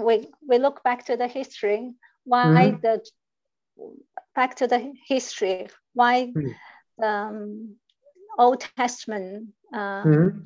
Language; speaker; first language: English; non-native, learner; Chinese